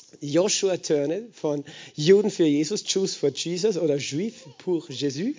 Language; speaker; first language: German; native; German